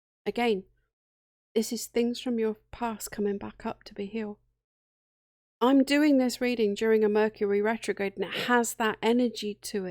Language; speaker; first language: English; native; English